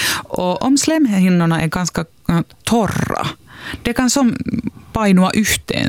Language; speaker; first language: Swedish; non-native, local second language; Finnish